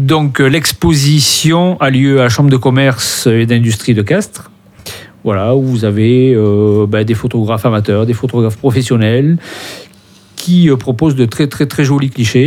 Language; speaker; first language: French; native; French